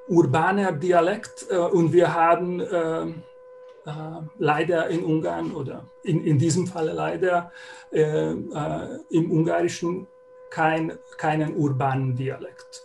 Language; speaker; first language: German; non-native, fluent; Hungarian